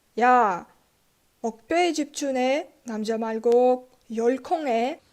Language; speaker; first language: Korean; non-native, learner; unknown